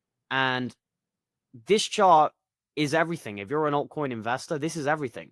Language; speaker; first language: English; native; English